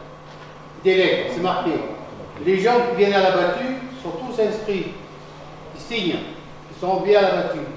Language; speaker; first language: French; native; French